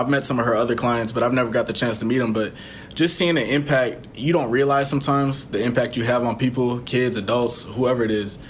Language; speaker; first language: English; native; English